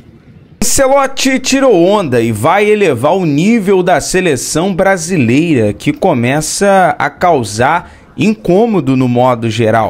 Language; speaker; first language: Portuguese; native; Portuguese